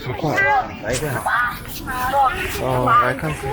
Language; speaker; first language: Chinese; non-native, fluent; Korean